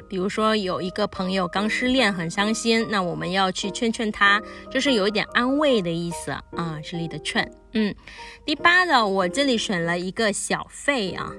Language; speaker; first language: Chinese; native; Chinese